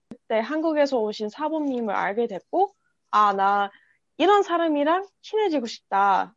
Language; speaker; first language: Korean; non-native, fluent; English